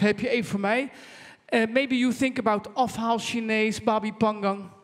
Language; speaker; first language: Dutch; native; Dutch